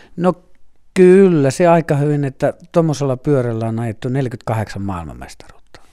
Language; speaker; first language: Finnish; native; Finnish